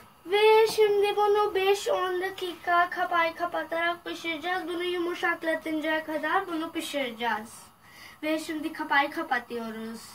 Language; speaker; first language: Turkish; non-native, learner; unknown